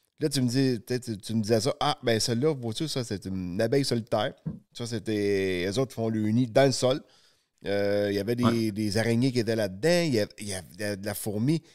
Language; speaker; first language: French; native; French